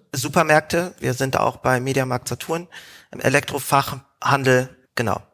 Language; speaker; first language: German; native; German